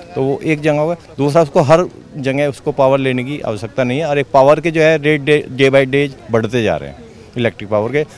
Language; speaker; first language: Hindi; native; Hindi